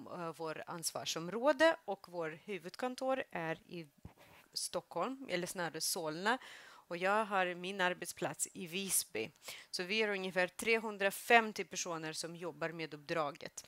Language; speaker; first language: Swedish; non-native, fluent; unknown